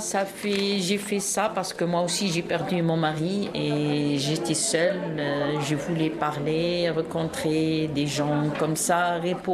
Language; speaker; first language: French; non-native, local second language; Arabic